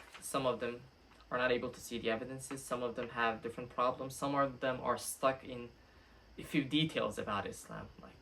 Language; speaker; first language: English; non-native, fluent; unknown